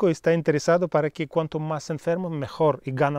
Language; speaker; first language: Spanish; non-native, fluent; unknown